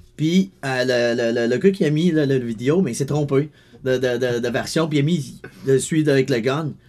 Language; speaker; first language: French; early bilingual, other home language; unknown